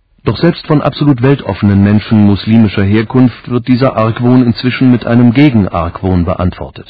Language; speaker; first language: German; native; German